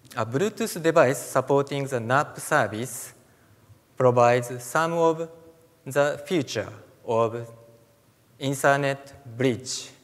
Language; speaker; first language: English; non-native, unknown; Japanese